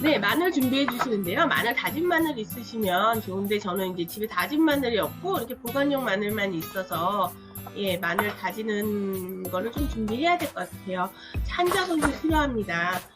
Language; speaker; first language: Korean; native; Korean